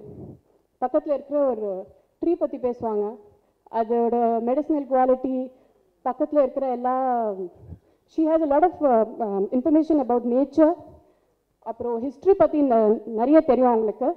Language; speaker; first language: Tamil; non-native, local second language; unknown